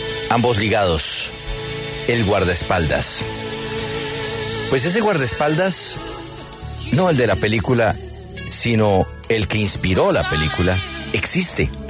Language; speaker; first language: Spanish; native; Spanish